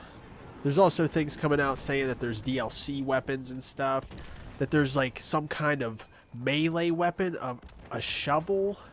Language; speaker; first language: English; native; English